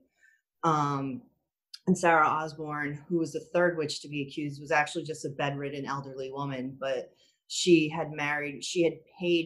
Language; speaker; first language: English; native; English